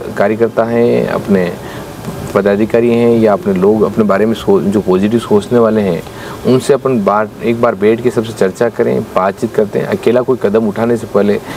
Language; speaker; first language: Hindi; native; Hindi